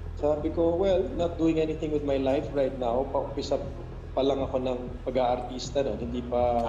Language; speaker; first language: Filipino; early bilingual, heritage; English